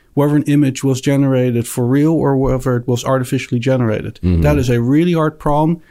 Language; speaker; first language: English; non-native, fluent; Dutch